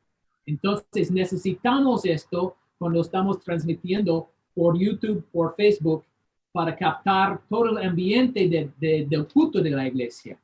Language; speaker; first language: Spanish; non-native, fluent; English